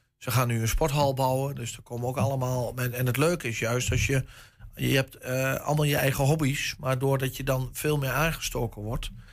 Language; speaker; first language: Dutch; native; Dutch